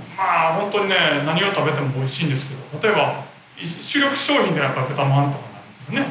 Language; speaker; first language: Japanese; native; Japanese